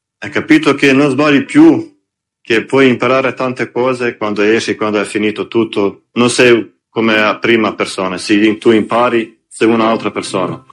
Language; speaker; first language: Italian; non-native, learner; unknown